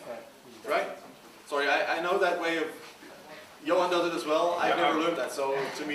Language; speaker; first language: English; non-native, fluent; Dutch